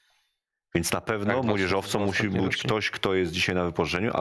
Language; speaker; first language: Polish; native; Polish